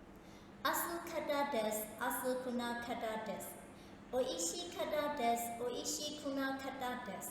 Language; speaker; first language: Japanese; non-native, fluent; Burmese